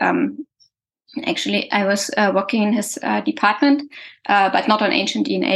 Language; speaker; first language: English; non-native, fluent; German